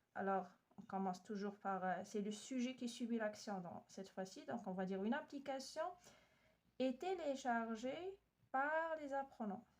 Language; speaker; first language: French; non-native, local second language; Arabic